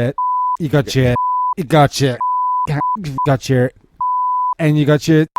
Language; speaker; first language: English; native; English